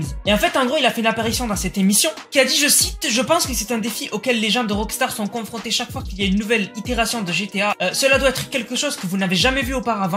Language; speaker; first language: French; native; French